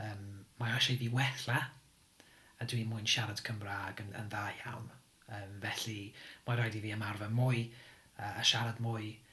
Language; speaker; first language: Welsh; non-native, local second language; English